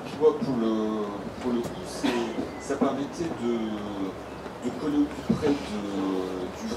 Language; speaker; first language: French; native; French